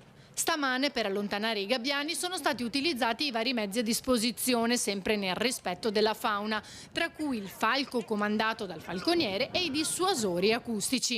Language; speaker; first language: Italian; native; Italian